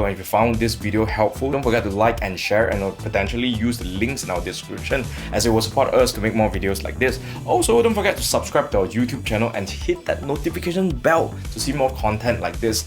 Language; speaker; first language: English; native; English